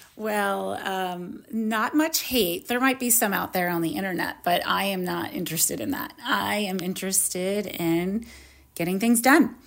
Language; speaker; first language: English; native; English